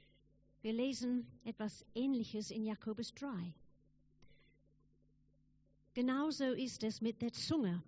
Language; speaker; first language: German; non-native, fluent; English